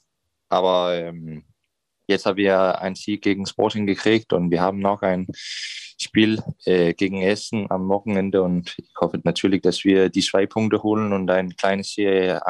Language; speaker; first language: German; non-native, fluent; Danish